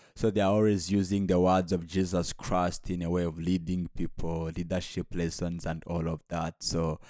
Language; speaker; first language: English; non-native, local second language; Kinyarwanda